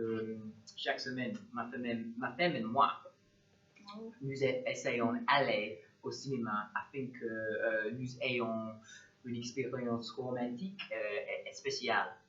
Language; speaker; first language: French; non-native, learner; English